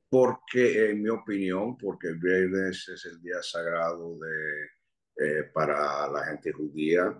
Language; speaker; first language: Spanish; early bilingual, heritage; Spanish